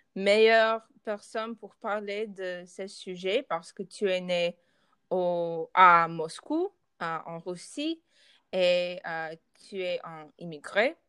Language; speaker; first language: French; non-native, learner; Russian